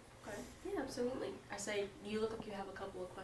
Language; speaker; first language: English; native; English